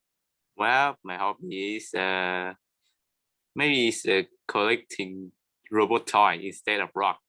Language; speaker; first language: English; non-native, learner; Vietnamese